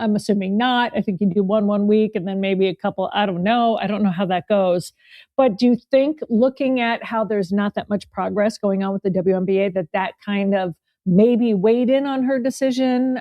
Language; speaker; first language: English; native; English